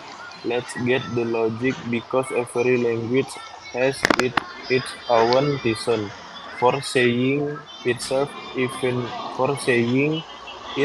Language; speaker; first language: English; non-native, learner; Indonesian